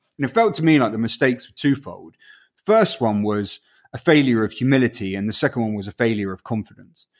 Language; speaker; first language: English; early bilingual, other home language; Spanish